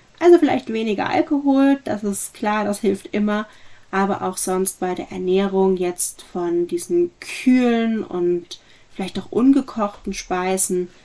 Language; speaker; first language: German; native; German